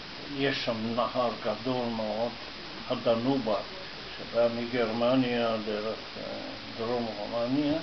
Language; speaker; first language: Hebrew; non-native, fluent; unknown